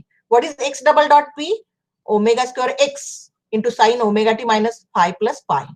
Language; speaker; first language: English; non-native, local second language; Marathi